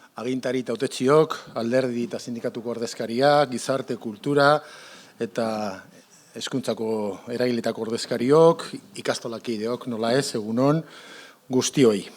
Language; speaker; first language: Basque; native; Basque